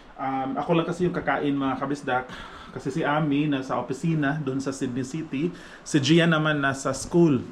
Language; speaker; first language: Filipino; non-native, local second language; Cebuano